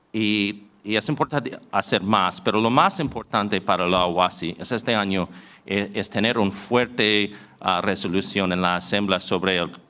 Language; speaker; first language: Spanish; non-native, fluent; English